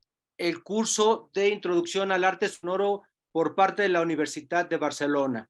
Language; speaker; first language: Spanish; native; Spanish